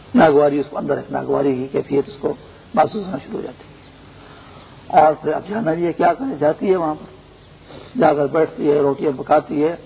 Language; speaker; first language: Urdu; non-native, local second language; Pashto